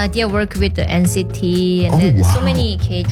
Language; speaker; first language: English; non-native, learner; Korean